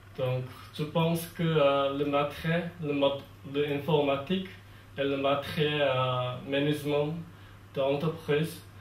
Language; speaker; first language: French; non-native, learner; Korean